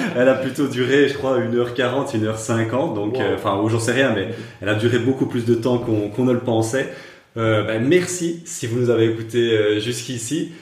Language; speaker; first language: French; native; French